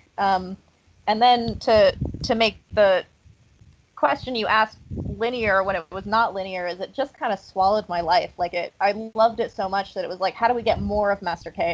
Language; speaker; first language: English; native; English